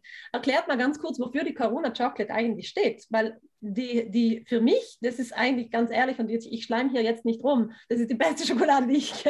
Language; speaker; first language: German; native; German